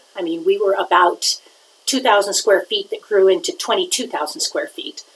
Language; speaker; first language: English; native; English